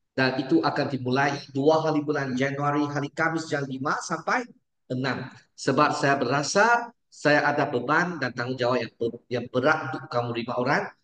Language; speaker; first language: Malay; non-native, local second language; Chinese